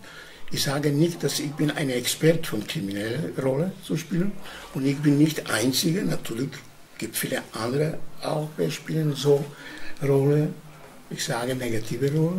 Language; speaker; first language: German; non-native, learner; Romany